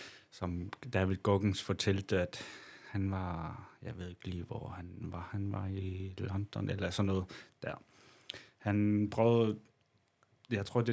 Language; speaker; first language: Danish; non-native, local second language; Kalaallisut